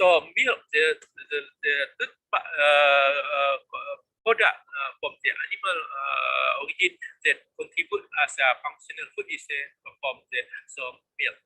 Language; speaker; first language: English; non-native, learner; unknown